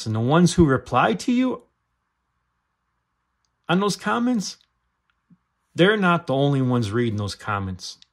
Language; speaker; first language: English; native; English